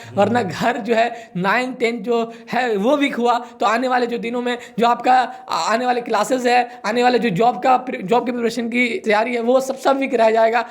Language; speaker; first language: Hindi; native; Hindi